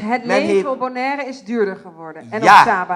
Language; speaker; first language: Dutch; native; Dutch